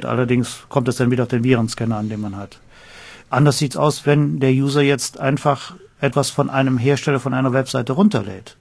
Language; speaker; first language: German; native; German